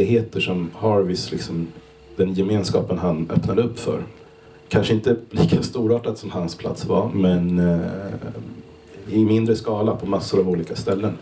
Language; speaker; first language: Swedish; native; Swedish